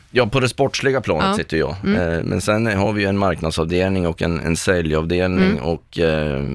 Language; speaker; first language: Swedish; native; Swedish